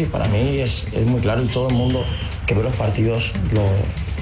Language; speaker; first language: Spanish; native; Spanish